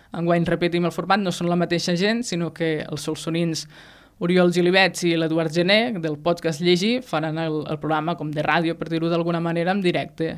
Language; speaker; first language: Catalan; native; Catalan